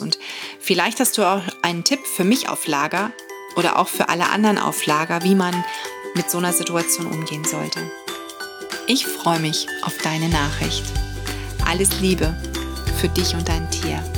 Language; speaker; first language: German; native; German